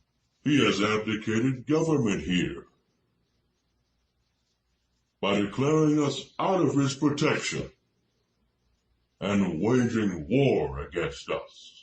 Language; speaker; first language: English; native; English